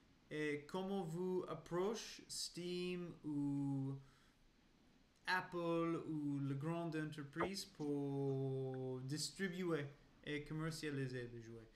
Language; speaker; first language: French; non-native, learner; English